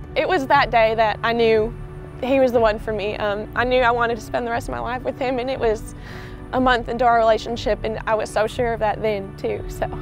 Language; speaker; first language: English; native; English